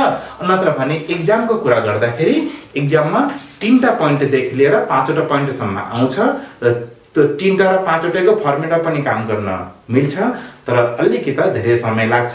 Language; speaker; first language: Nepali; native; Nepali